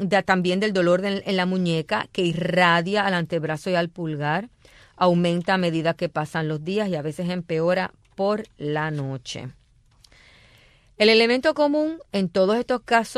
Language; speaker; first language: Spanish; native; Spanish